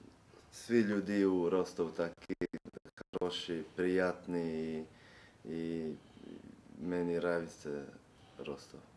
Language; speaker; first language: Russian; non-native, learner; Serbian